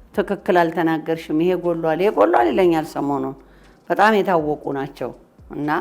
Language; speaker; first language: Amharic; native; Amharic